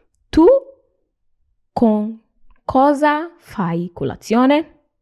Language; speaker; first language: Italian; non-native, fluent; Nigerian Pidgin